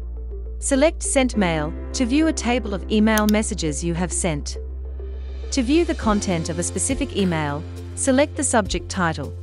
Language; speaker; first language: English; native; English